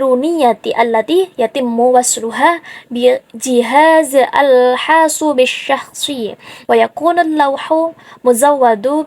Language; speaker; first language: Arabic; non-native, learner; Indonesian